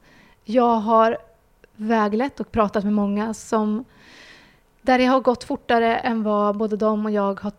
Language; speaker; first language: Swedish; native; Swedish